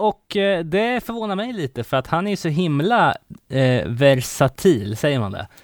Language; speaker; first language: Swedish; native; Swedish